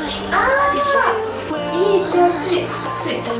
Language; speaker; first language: Japanese; non-native, fluent; Italian